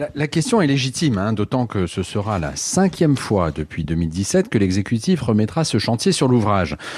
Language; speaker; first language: French; native; French